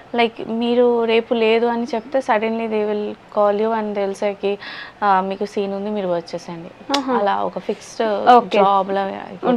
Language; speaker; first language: Telugu; non-native, learner; Bangla